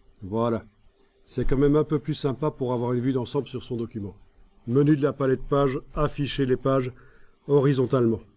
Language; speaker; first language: French; native; French